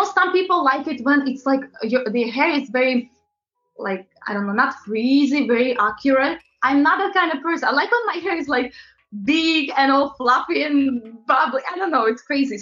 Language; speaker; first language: English; non-native, fluent; Latvian